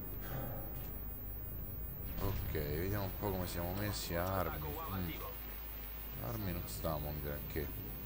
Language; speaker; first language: Italian; native; Italian